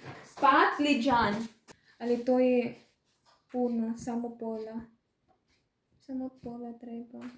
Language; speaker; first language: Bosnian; non-native, learner; Filipino